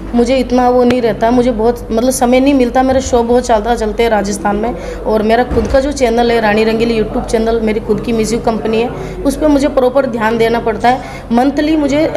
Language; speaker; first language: Hindi; native; Hindi